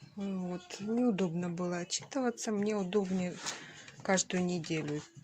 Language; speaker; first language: Russian; native; Russian